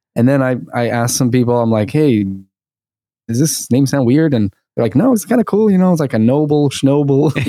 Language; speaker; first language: English; early bilingual, other home language; Russian